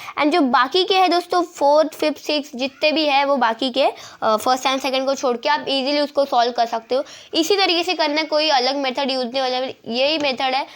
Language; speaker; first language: Hindi; non-native, local second language; Marathi